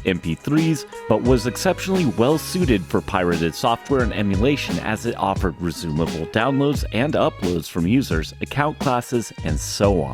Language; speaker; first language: English; native; English